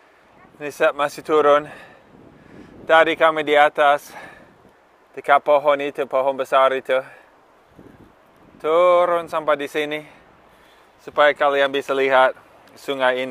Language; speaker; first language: Indonesian; non-native, fluent; English